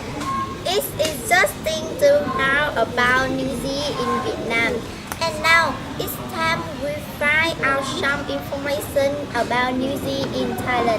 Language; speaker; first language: English; non-native, learner; Vietnamese